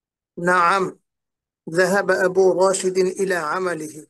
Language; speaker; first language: Arabic; non-native, learner; Bangla